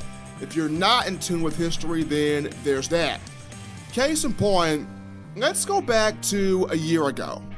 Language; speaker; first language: English; native; English